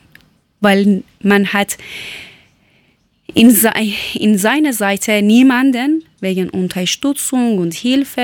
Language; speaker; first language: German; non-native, learner; Persian